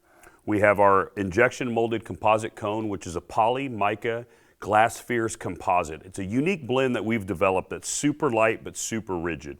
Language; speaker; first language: English; native; English